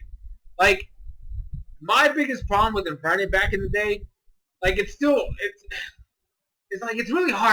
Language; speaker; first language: English; native; English